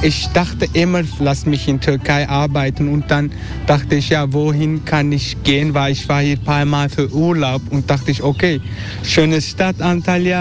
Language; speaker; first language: German; non-native, fluent; Turkish